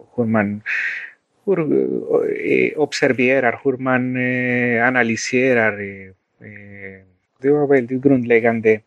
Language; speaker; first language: Swedish; non-native, fluent; Spanish